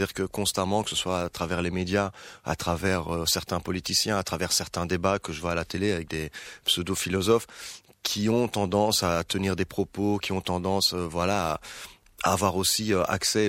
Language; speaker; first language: French; early bilingual, other home language; Arabic